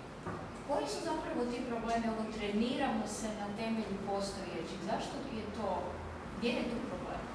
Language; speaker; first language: Croatian; native; Croatian